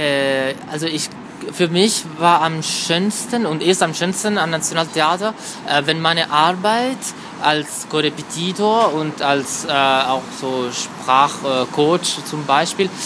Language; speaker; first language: German; non-native, fluent; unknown